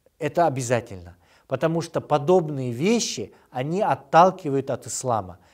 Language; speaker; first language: Russian; non-native, local second language; Kyrgyz